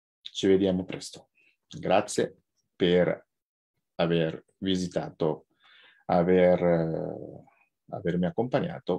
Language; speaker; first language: Italian; non-native, fluent; Japanese